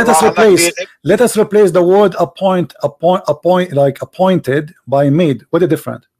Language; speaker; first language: English; non-native, fluent; Arabic